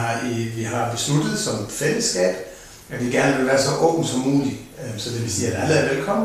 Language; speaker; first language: Danish; native; Danish